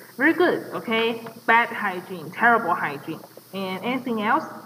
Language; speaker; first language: English; non-native, fluent; Chinese